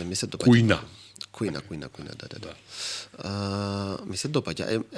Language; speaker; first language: Macedonian; non-native, fluent; Greek